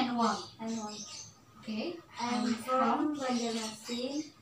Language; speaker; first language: English; non-native, learner; Indonesian